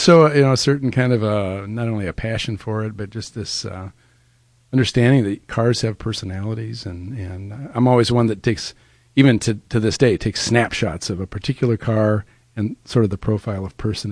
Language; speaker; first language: English; native; English